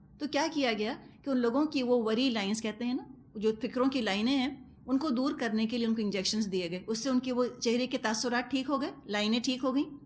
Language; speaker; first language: Urdu; non-native, local second language; Punjabi